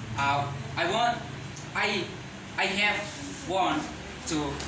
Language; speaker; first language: English; non-native, learner; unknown